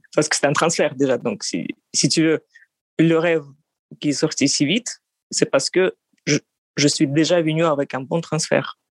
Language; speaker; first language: French; non-native, fluent; Russian